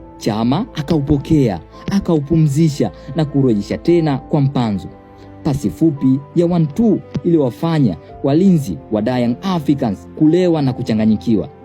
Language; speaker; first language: Swahili; native; Swahili